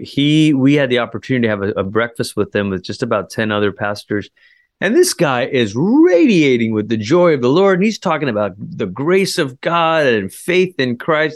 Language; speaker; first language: English; native; English